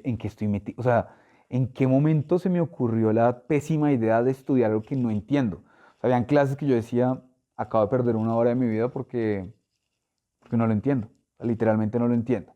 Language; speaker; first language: Spanish; native; Spanish